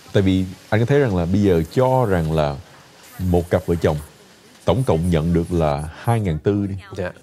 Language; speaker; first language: Vietnamese; early bilingual, heritage; Vietnamese